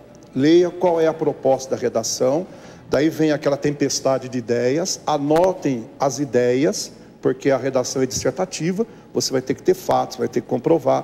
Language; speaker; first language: Portuguese; native; Portuguese